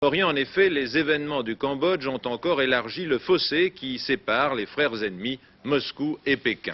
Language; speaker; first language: French; native; French